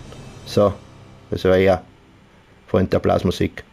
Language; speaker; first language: German; native; German